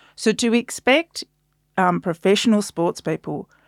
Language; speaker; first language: English; native; English